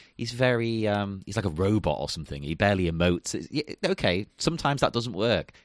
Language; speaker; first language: English; native; English